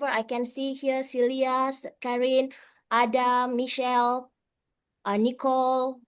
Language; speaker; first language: English; non-native, fluent; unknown